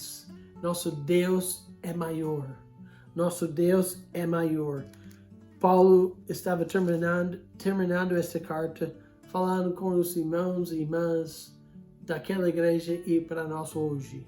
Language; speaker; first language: Portuguese; non-native, fluent; English